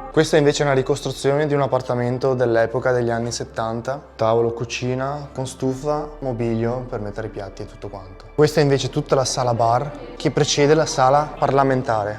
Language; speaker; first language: Italian; native; Italian